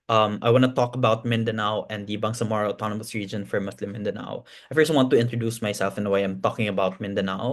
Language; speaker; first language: English; non-native, local second language; Cebuano